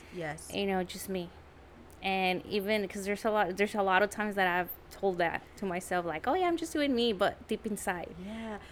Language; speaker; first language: English; early bilingual, other home language; Spanish